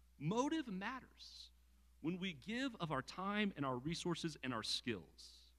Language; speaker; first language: English; native; English